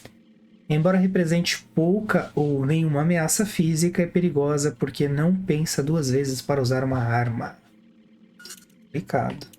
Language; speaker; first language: Portuguese; native; Portuguese